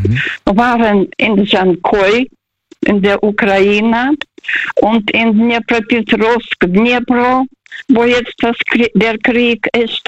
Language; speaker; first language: German; early bilingual, heritage; German